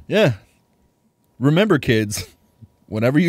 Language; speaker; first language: English; native; English